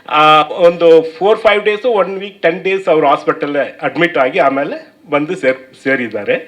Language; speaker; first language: Kannada; non-native, learner; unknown